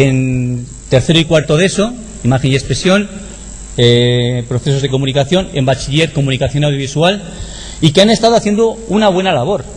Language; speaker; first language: Spanish; native; Spanish